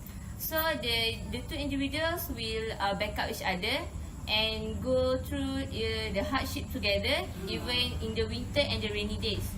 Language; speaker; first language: English; non-native, local second language; Malay